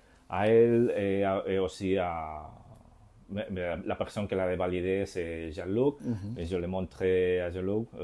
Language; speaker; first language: French; non-native, learner; Spanish